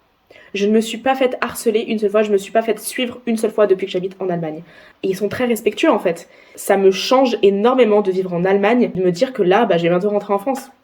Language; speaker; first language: French; native; French